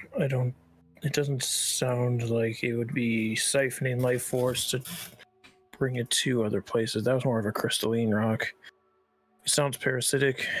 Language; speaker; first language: English; native; English